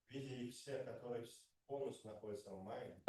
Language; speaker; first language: Russian; native; Russian